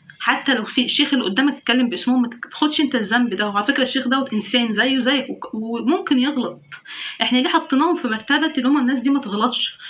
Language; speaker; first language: Egyptian Arabic; native; Egyptian Arabic